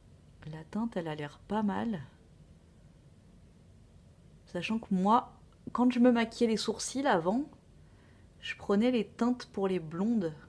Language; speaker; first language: French; native; French